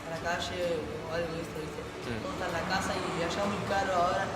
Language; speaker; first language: Spanish; early bilingual, other home language; Arabic